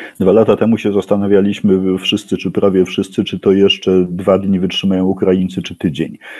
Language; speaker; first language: Polish; native; Polish